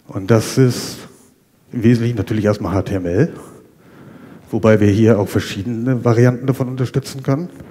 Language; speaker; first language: German; native; German